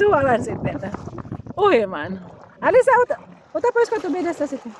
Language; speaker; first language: Finnish; non-native, learner; Bikol